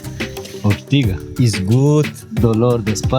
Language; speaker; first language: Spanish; non-native, local second language; Quechua